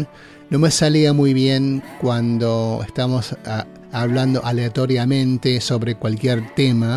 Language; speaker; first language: Spanish; native; Spanish